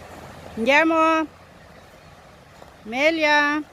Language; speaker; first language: Italian; non-native, fluent; Filipino